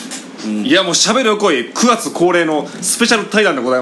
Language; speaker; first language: Japanese; native; Japanese